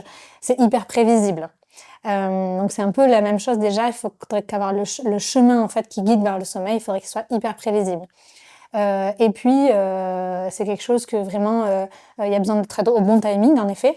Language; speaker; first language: French; native; French